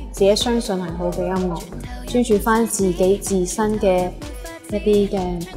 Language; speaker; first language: Cantonese; non-native, fluent; Chinese